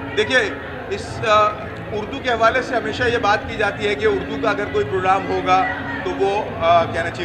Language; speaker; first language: Hindi; native; Hindi